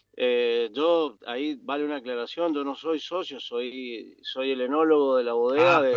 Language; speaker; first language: Spanish; native; Spanish